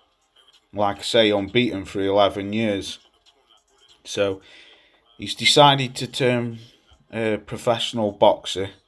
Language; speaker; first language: English; native; English